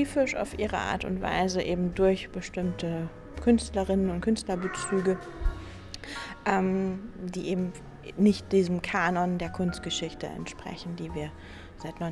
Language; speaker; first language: German; native; German